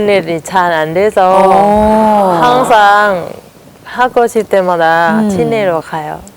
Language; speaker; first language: Korean; non-native, learner; Thai